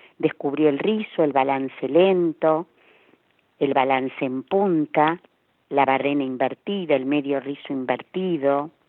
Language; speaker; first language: Spanish; native; Spanish